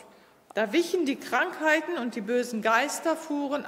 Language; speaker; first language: German; native; German